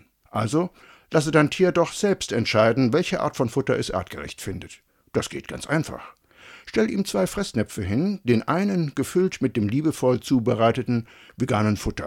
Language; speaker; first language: German; native; German